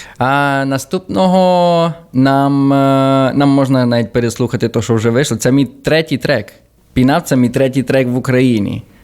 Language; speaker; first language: Ukrainian; early bilingual, heritage; Ukrainian